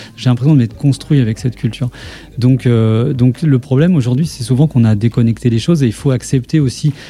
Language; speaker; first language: French; native; French